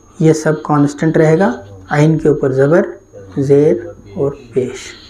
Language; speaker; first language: Urdu; native; Urdu